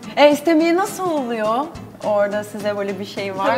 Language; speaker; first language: Turkish; non-native, learner; Portuguese